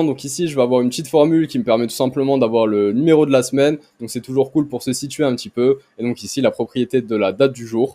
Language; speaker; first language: French; native; French